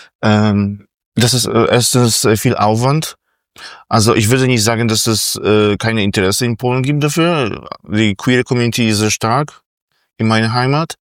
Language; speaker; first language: German; non-native, fluent; Polish